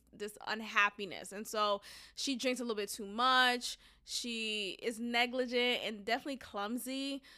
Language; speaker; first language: English; native; English